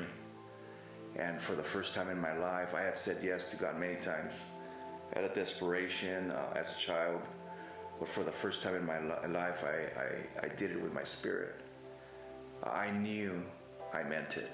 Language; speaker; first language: English; native; English